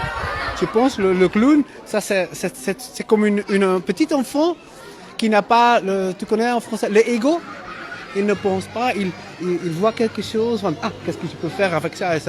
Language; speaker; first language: French; non-native, fluent; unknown